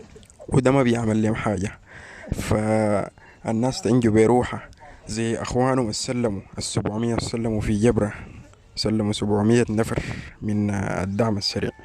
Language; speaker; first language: Arabic; native; Arabic